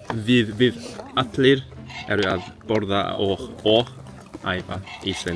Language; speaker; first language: Icelandic; non-native, learner; Cantonese